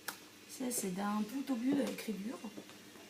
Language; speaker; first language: French; non-native, learner; Chinese